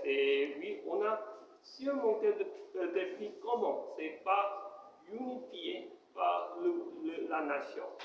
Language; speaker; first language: French; non-native, fluent; Korean